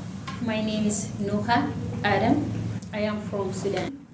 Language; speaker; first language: English; non-native, learner; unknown